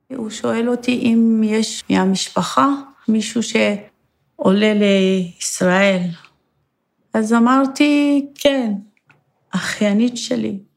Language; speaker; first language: Hebrew; non-native, fluent; Persian